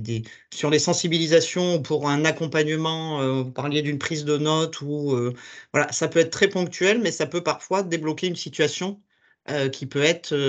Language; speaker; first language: French; native; French